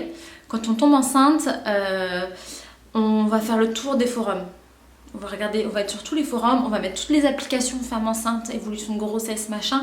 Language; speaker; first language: French; native; French